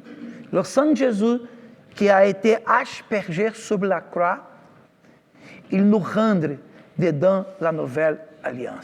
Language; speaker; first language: French; non-native, fluent; Portuguese